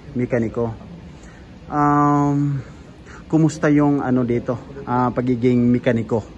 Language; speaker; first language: Filipino; native; Filipino